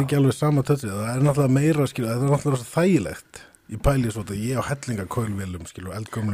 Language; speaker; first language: Icelandic; native; Icelandic